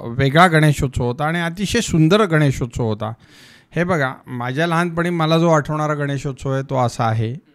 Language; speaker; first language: Marathi; native; Marathi